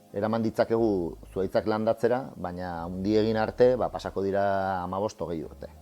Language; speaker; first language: Basque; native; Basque